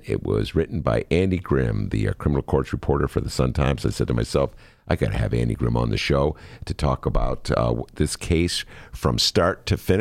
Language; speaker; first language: English; native; English